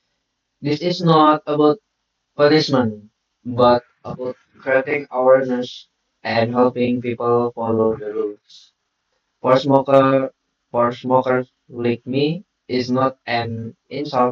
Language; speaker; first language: English; non-native, learner; Indonesian